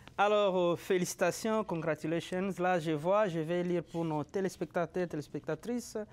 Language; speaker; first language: French; non-native, local second language; Lingala